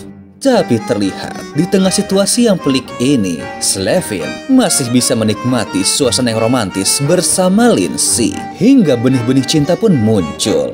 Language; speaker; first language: Indonesian; native; Indonesian